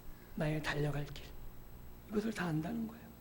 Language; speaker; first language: Korean; native; Korean